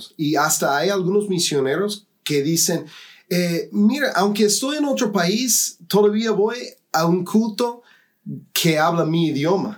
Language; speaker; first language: Spanish; non-native, fluent; English